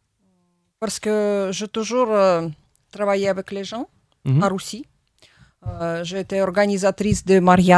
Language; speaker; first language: French; non-native, learner; Russian